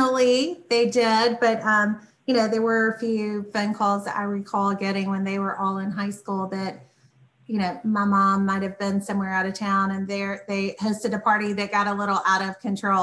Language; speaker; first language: English; native; English